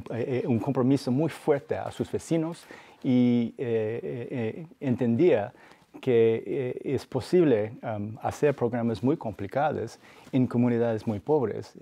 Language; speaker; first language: Spanish; non-native, fluent; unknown